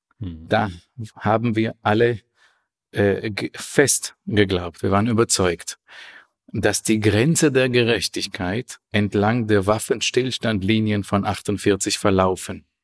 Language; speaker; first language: German; non-native, fluent; Hebrew